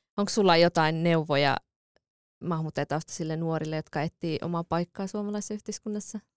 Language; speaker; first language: Finnish; early bilingual, other home language; Kurdish